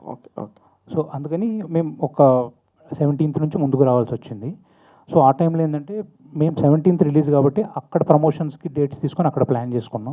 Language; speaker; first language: Telugu; native; Telugu